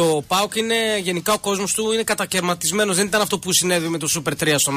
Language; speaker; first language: Greek; native; Greek